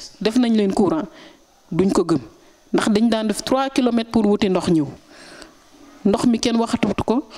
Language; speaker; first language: Wolof; non-native, local second language; Serer